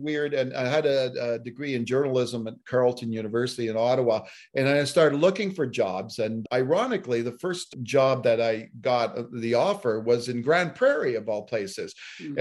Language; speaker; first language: English; early bilingual, other home language; Italian